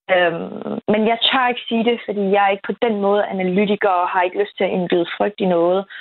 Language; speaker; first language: Danish; early bilingual, other home language; Kurdish